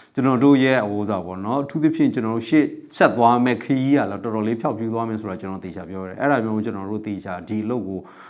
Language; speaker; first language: Burmese; non-native, local second language; S'gaw Karen